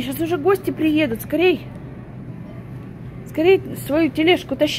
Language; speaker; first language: Russian; native; Russian